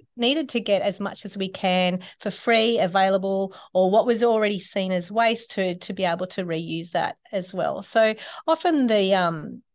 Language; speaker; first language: English; native; English